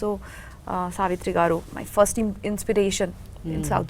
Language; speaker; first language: Telugu; non-native, learner; Bangla